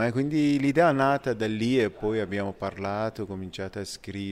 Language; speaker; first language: Italian; non-native, fluent; Persian